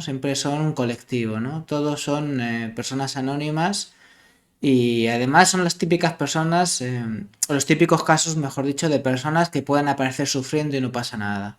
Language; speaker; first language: Spanish; native; Spanish